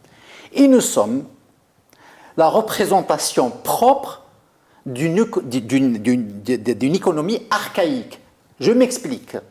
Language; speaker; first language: French; non-native, local second language; Arabic